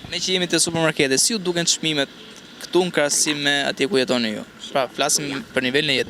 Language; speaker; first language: Albanian; native; Albanian